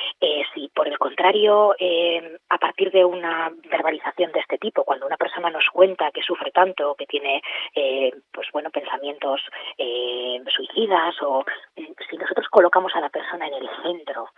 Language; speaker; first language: Spanish; native; Spanish